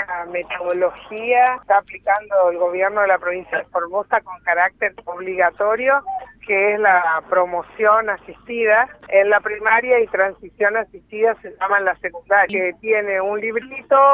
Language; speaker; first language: Spanish; native; Spanish